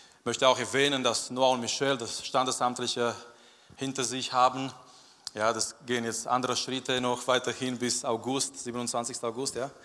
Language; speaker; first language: German; non-native, fluent; Romanian